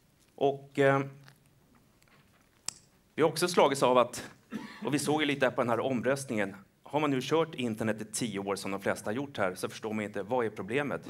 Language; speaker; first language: Swedish; native; Swedish